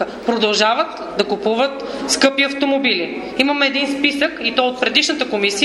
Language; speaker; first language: Bulgarian; native; Bulgarian